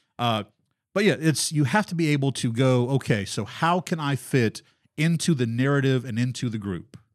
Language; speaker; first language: English; native; English